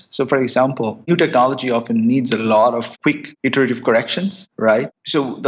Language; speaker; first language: English; non-native, local second language; Bangla